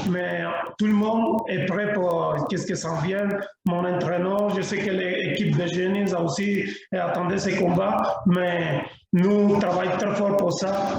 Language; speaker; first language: French; non-native, learner; Spanish